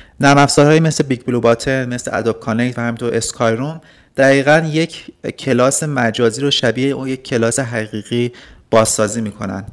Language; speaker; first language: Persian; native; Persian